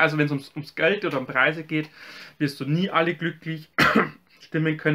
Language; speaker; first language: German; native; German